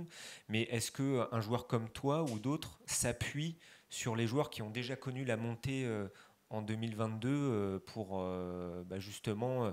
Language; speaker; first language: French; native; French